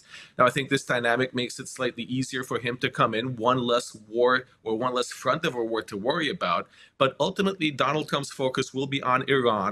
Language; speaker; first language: English; native; English